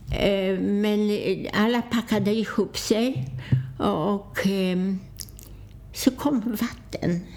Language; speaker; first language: Swedish; non-native, fluent; Polish